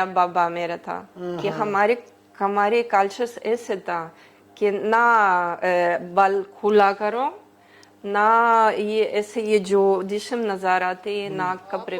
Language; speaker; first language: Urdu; early bilingual, heritage; Greek